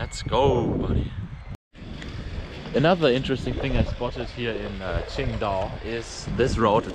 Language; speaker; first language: English; non-native, fluent; German